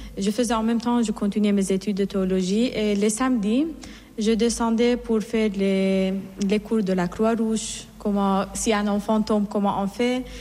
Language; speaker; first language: French; non-native, fluent; Persian